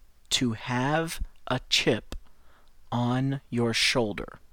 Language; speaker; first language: English; native; English